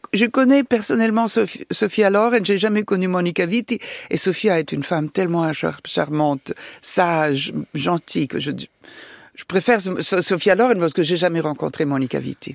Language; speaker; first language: French; non-native, fluent; Italian